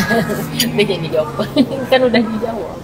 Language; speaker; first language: Indonesian; native; Indonesian